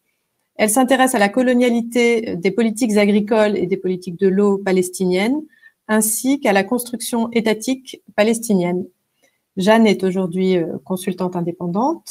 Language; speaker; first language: French; native; French